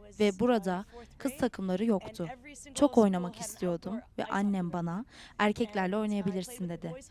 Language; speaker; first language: Turkish; non-native, learner; English